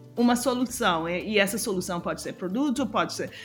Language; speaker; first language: Portuguese; non-native, fluent; English